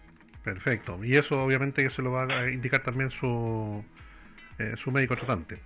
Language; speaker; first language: Spanish; native; Spanish